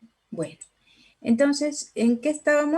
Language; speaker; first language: Spanish; native; Spanish